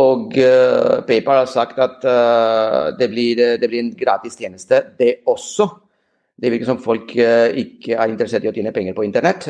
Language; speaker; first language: Norwegian; non-native, fluent; Spanish